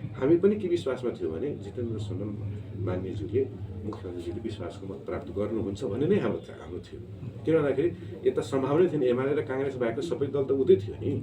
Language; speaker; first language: Nepali; non-native, local second language; Maithili